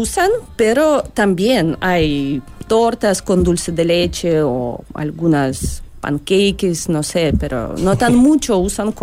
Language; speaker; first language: Spanish; early bilingual, other home language; Russian